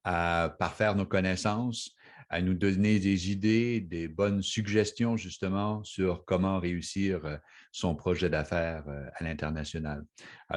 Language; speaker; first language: French; native; French